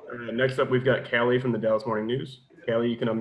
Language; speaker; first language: English; native; English